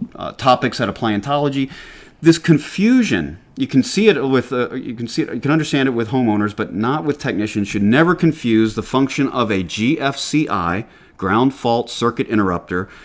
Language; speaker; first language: English; native; English